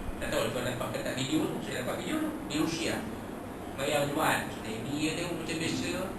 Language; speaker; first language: Malay; native; Malay